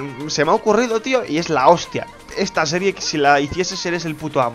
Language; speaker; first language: Spanish; native; Spanish